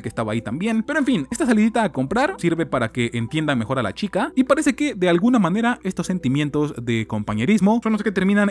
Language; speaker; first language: Spanish; native; Spanish